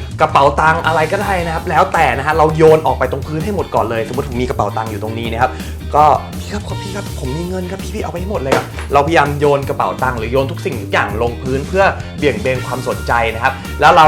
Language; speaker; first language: Thai; native; Thai